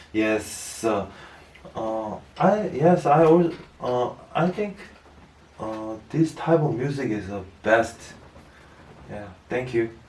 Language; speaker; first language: English; non-native, learner; Korean